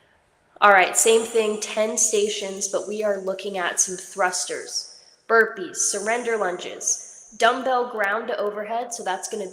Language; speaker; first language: English; native; English